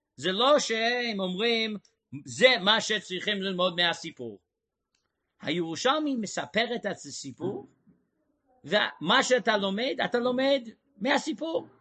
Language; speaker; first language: Hebrew; non-native, fluent; English